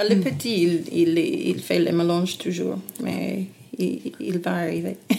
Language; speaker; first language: French; non-native, learner; English